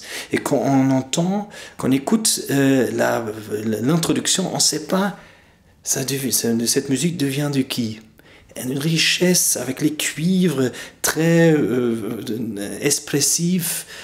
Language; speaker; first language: French; non-native, fluent; German